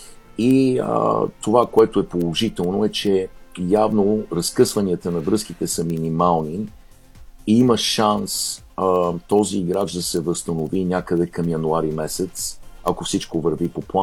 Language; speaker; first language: Bulgarian; native; Bulgarian